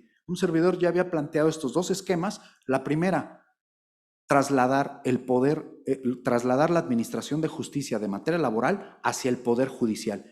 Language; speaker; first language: Spanish; native; Spanish